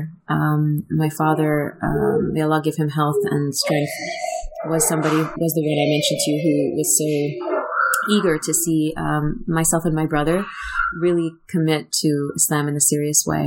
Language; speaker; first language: English; native; English